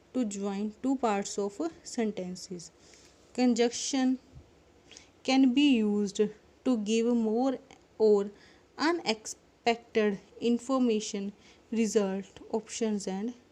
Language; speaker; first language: English; non-native, local second language; Punjabi